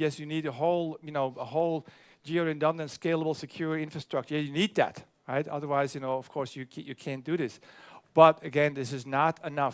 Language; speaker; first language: English; non-native, fluent; German